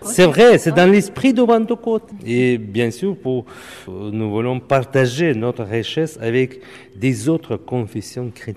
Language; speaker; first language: French; non-native, fluent; Russian